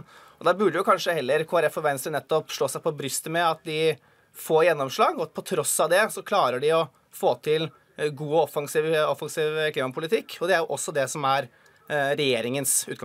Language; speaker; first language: Norwegian; native; Norwegian